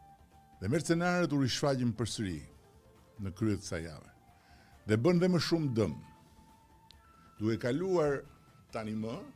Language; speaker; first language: Albanian; native; Albanian